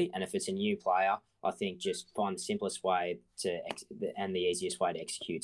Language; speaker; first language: English; native; English